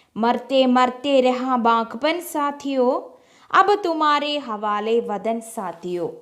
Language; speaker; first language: Hindi; non-native, local second language; Malayalam